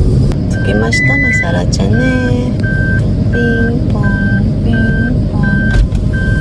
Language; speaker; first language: Japanese; non-native, learner; Filipino